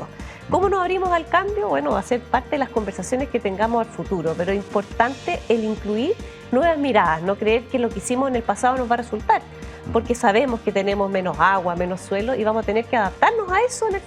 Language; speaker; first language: Spanish; native; Spanish